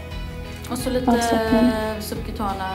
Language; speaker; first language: Swedish; native; Swedish